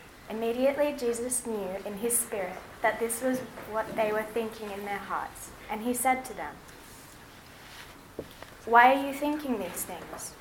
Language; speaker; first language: English; native; English